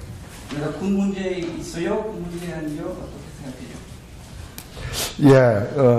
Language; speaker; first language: Korean; non-native, learner; Spanish